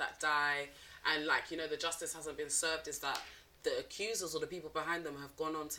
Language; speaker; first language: English; non-native, local second language; French